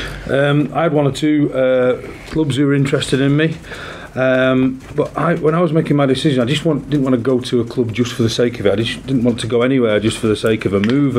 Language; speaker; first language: English; native; English